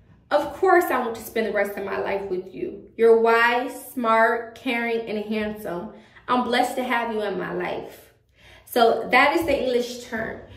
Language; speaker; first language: English; native; English